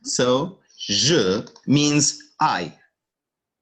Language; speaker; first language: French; non-native, local second language; Arabic